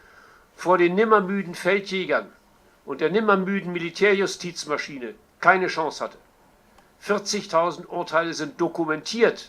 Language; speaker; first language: German; native; German